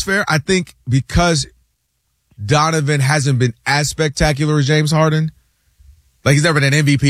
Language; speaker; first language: English; native; English